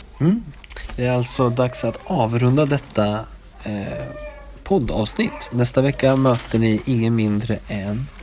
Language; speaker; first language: Swedish; native; Swedish